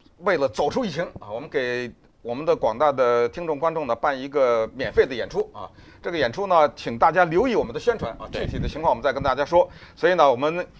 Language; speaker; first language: Chinese; native; Chinese